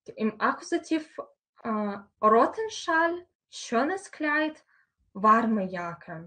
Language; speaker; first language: German; non-native, fluent; Russian